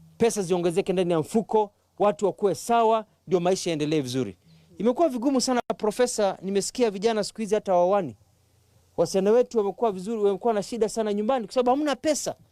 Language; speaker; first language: Swahili; non-native, local second language; Kamba